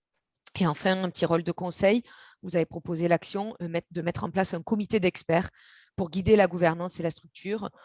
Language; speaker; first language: French; native; French